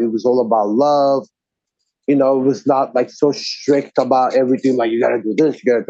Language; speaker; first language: English; non-native, fluent; Azerbaijani